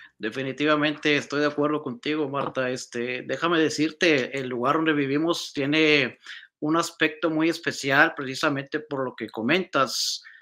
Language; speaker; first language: Spanish; native; Spanish